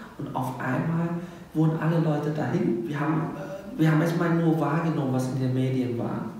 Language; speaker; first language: German; non-native, fluent; Vietnamese